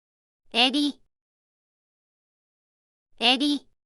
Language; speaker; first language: Japanese; native; Japanese